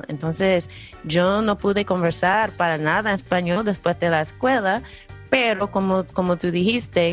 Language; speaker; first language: Spanish; non-native, fluent; English